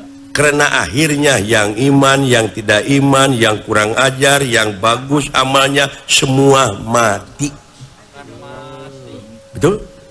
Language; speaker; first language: Malay; non-native, local second language; Sundanese